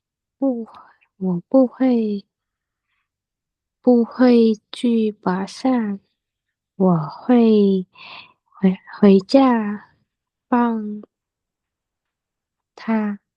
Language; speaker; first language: Chinese; non-native, learner; Vietnamese